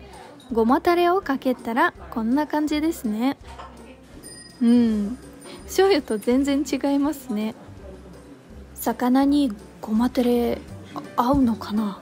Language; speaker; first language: Japanese; non-native, fluent; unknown